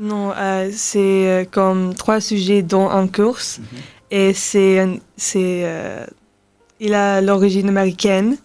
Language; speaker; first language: French; non-native, learner; English